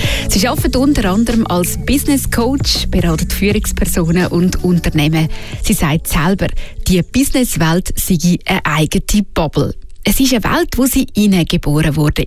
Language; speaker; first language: German; native; German